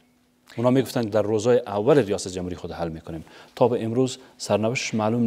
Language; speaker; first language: Persian; native; Persian